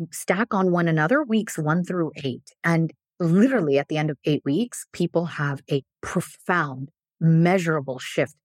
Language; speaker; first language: English; early bilingual, other home language; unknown